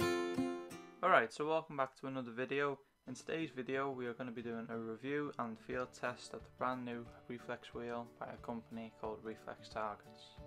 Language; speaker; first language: English; native; English